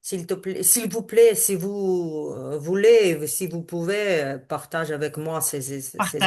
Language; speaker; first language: French; non-native, learner; Ukrainian